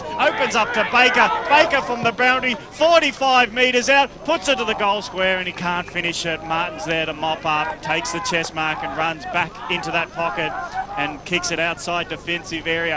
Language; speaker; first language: English; native; English